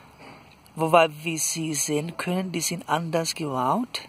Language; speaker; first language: German; non-native, fluent; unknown